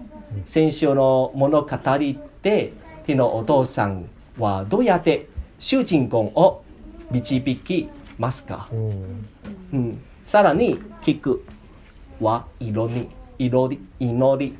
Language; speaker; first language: Japanese; non-native, learner; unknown